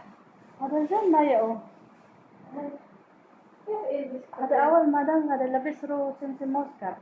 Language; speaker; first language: Arabic; non-native, learner; Filipino